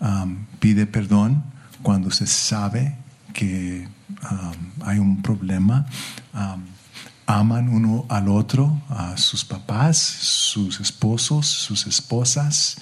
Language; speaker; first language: Spanish; early bilingual, heritage; English